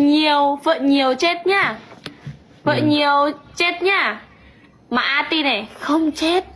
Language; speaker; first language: Vietnamese; non-native, learner; Indonesian